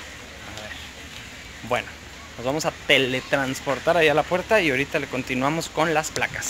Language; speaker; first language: Spanish; native; Spanish